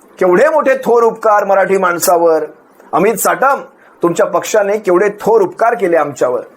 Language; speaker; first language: Marathi; native; Marathi